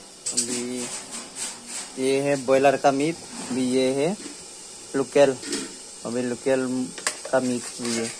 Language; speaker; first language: Hindi; non-native, local second language; Bodo